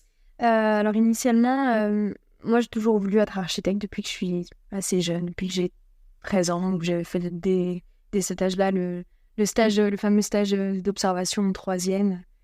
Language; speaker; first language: French; native; French